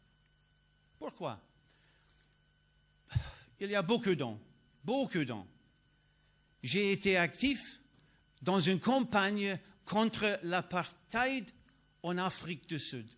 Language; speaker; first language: French; non-native, learner; English